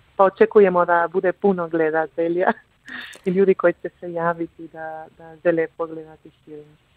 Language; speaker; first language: Croatian; early bilingual, heritage; Croatian